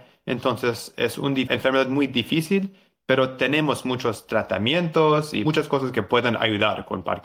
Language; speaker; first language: Spanish; non-native, learner; English